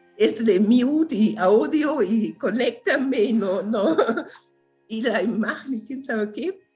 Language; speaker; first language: Spanish; non-native, fluent; German